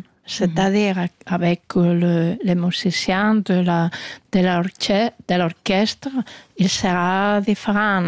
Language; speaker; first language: French; non-native, fluent; Spanish